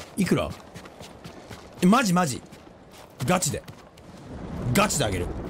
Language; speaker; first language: Japanese; native; Japanese